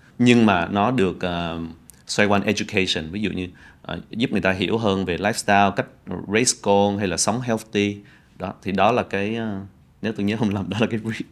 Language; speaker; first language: Vietnamese; early bilingual, heritage; Vietnamese